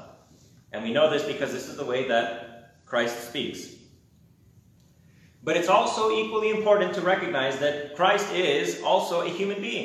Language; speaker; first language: English; native; English